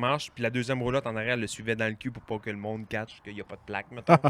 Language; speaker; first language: French; native; French